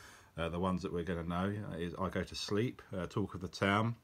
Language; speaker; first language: English; native; English